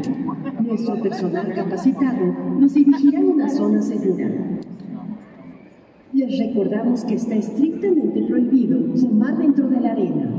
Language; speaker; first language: Spanish; native; Spanish